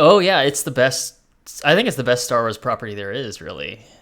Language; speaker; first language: English; native; English